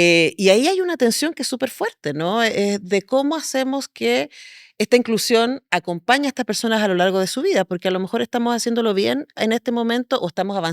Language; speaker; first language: Spanish; native; Spanish